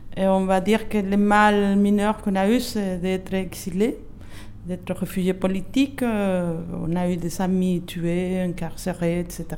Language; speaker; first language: French; non-native, fluent; Spanish